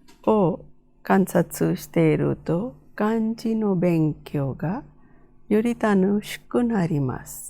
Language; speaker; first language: Japanese; non-native, fluent; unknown